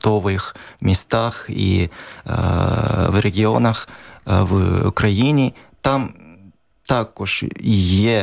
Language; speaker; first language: Ukrainian; non-native, learner; Japanese